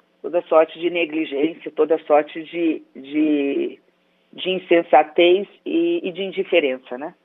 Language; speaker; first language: Portuguese; native; Portuguese